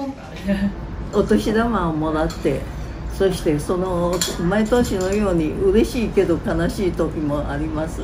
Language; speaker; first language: Japanese; non-native, local second language; Chinese